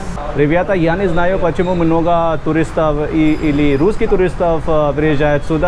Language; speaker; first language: Russian; non-native, learner; Hindi